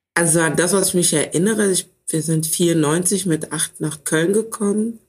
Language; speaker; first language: German; early bilingual, other home language; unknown